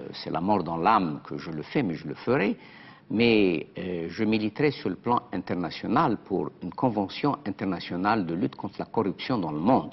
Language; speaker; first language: French; non-native, local second language; Arabic